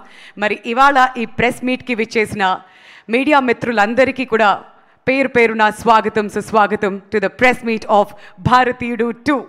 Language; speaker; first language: Telugu; native; Telugu